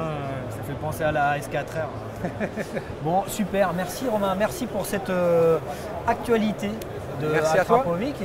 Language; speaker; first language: French; native; French